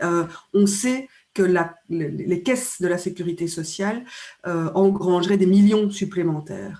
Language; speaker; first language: French; native; French